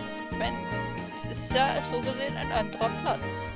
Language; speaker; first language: German; native; German